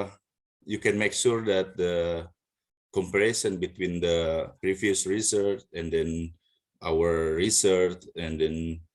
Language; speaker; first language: English; non-native, learner; Indonesian